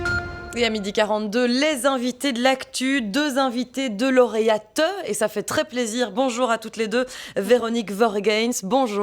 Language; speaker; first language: French; native; French